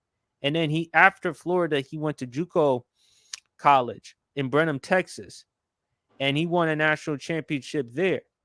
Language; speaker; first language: English; native; English